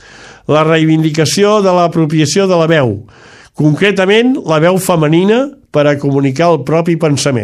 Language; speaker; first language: Catalan; native; Catalan